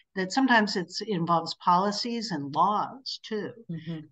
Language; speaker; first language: English; native; English